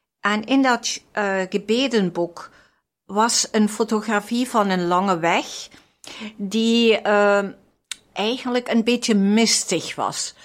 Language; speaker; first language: Dutch; non-native, fluent; English